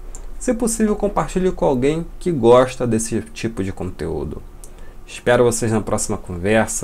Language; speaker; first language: Portuguese; native; Portuguese